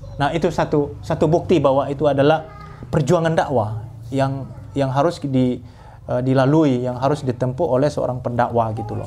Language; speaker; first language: Indonesian; non-native, local second language; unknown